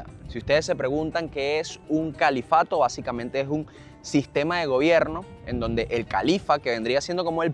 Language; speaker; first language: Spanish; native; Spanish